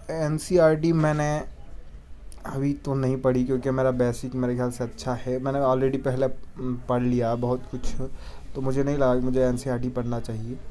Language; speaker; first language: Hindi; native; Hindi